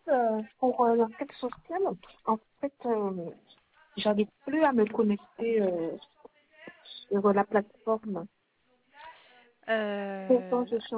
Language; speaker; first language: French; native; French